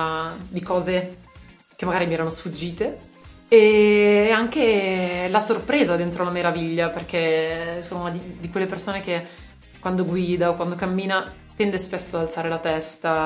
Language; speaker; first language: Italian; native; Italian